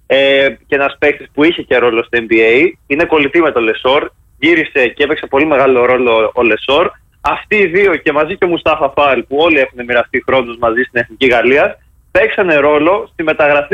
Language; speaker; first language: Greek; native; Greek